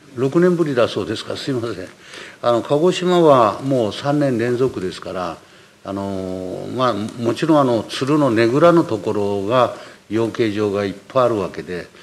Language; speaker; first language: Japanese; native; Japanese